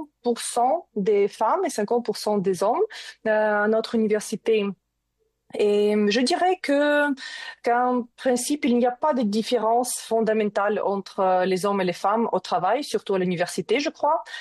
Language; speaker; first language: French; non-native, learner; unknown